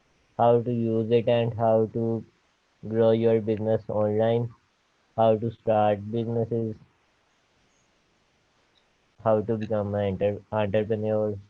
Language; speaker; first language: English; non-native, learner; Urdu